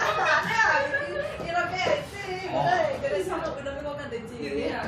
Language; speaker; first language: Korean; non-native, learner; Vietnamese